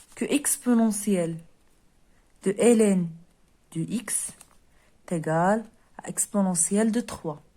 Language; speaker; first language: French; non-native, local second language; Arabic